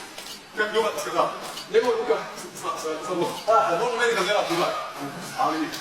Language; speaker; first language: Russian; non-native, learner; Serbian